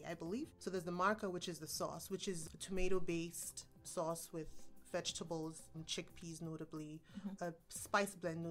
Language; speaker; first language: English; non-native, local second language; Igbo